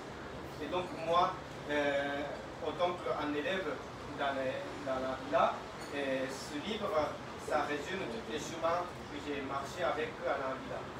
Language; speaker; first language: French; non-native, fluent; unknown